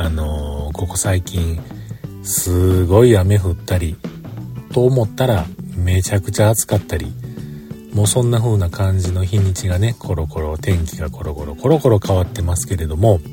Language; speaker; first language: Japanese; native; Japanese